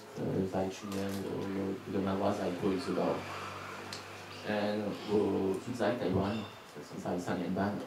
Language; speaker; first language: Chinese; non-native, learner; French